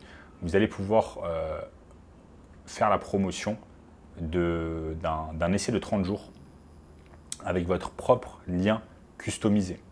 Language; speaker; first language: French; native; French